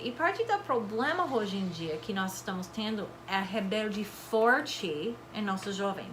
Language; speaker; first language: Portuguese; non-native, fluent; English